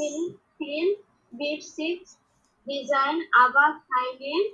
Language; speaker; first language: German; non-native, learner; Bangla